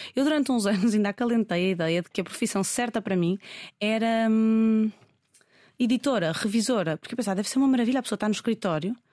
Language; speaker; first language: Portuguese; native; Portuguese